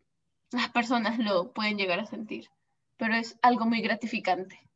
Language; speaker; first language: Spanish; native; Spanish